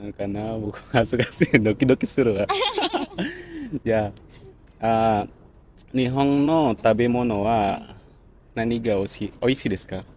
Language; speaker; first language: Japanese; non-native, learner; Indonesian